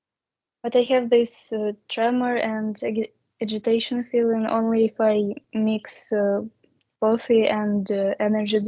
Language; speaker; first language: English; non-native, learner; Russian